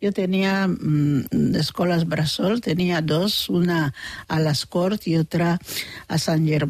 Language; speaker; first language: Catalan; non-native, fluent; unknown